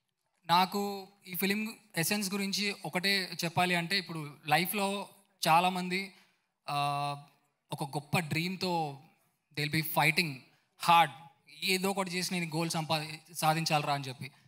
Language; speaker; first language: Telugu; native; Telugu